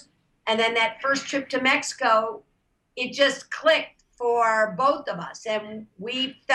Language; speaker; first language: English; native; English